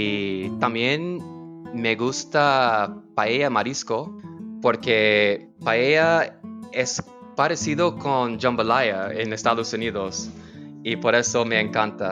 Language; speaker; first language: Spanish; non-native, learner; English